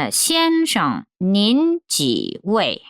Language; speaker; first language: Chinese; non-native, fluent; Korean